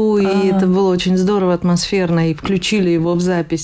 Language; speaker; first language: Russian; native; Russian